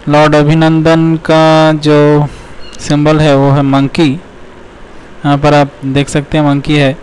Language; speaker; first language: Hindi; non-native, local second language; Bangla